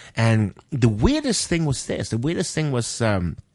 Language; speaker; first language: English; non-native, local second language; Cantonese